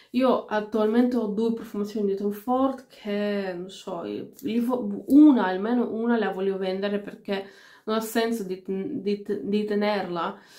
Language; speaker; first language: Italian; non-native, fluent; Finnish